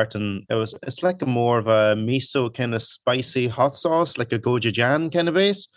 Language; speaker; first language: English; early bilingual, other home language; Cantonese